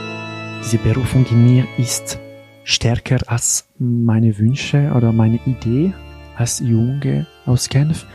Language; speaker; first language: German; non-native, local second language; French